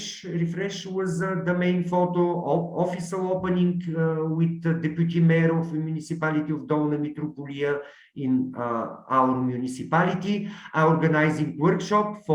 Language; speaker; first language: English; non-native, learner; Bulgarian